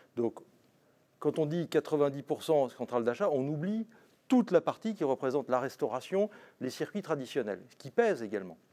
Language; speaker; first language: French; native; French